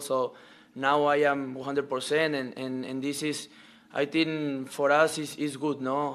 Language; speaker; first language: English; non-native, learner; Spanish